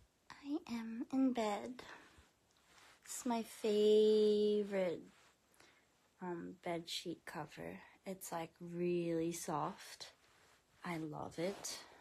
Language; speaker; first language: English; early bilingual, other home language; Korean